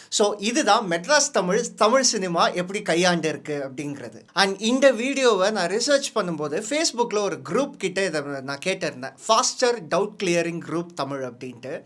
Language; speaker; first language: Tamil; native; Tamil